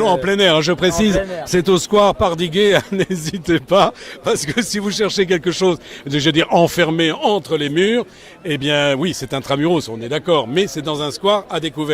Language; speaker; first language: French; native; French